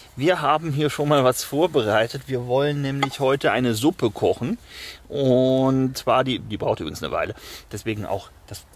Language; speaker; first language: German; native; German